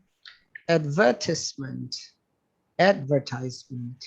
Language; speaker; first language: English; non-native, fluent; Indonesian